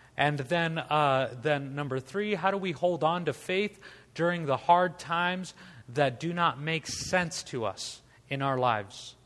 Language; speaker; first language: English; native; English